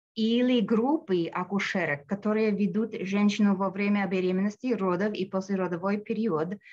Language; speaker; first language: Russian; non-native, fluent; English